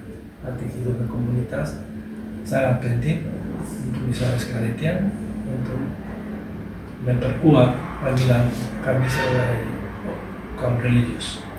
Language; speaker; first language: Indonesian; non-native, learner; Spanish